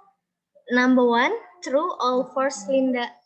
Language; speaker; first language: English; non-native, learner; Indonesian